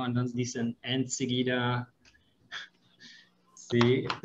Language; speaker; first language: Spanish; non-native, fluent; German